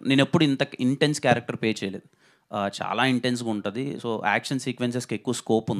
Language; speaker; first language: Telugu; native; Telugu